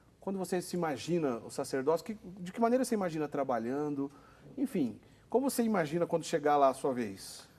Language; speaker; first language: Portuguese; native; Portuguese